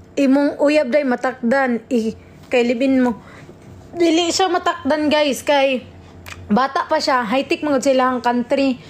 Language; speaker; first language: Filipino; non-native, local second language; Cebuano